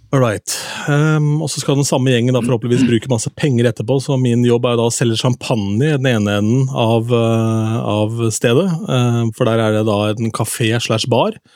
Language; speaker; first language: Norwegian; native; Norwegian